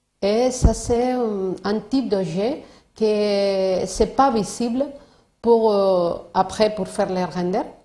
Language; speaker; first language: French; non-native, learner; Spanish